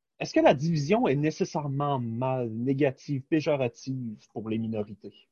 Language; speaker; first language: French; native; French